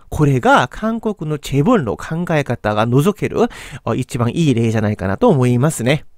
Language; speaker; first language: Japanese; non-native, fluent; Korean